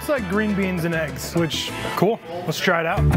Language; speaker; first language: English; native; English